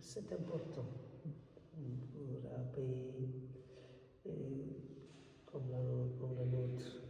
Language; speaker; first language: French; non-native, fluent; Bangla